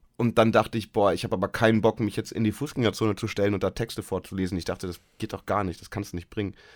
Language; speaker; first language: German; native; German